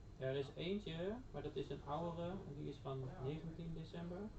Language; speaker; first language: Dutch; native; Dutch